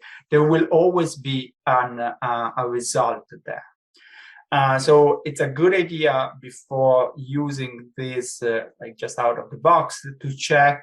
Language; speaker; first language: English; non-native, fluent; Italian